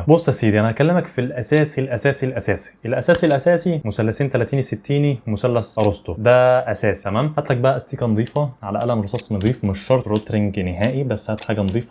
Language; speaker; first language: Arabic; native; Arabic